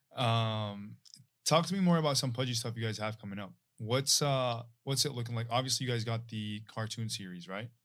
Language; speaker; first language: English; non-native, fluent; Arabic